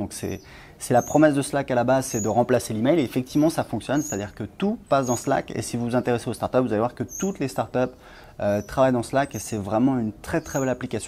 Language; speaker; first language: French; native; French